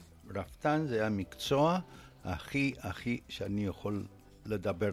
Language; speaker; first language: Hebrew; non-native, fluent; Romanian